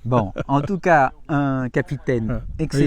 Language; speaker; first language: French; native; French